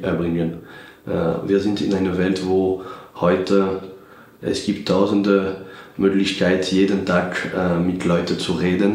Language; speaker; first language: German; non-native, fluent; French